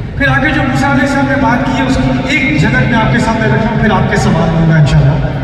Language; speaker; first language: Urdu; early bilingual, heritage; Urdu